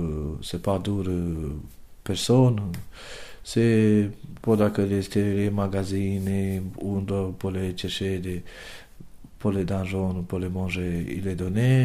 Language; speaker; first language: French; non-native, learner; Romanian